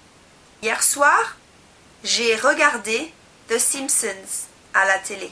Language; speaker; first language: French; non-native, learner; English